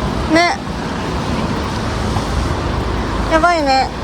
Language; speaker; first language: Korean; non-native, fluent; Japanese